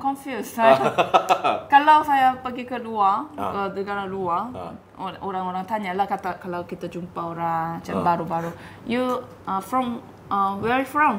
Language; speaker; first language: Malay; non-native, fluent; Korean